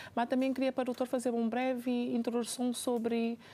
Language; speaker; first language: Portuguese; non-native, local second language; Kabuverdianu